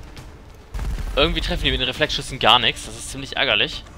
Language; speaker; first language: German; native; German